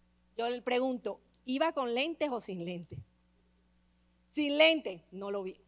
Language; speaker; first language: Spanish; native; Spanish